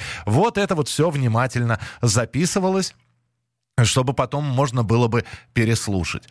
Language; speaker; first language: Russian; native; Russian